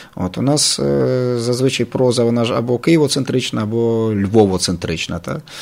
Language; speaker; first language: Ukrainian; native; Ukrainian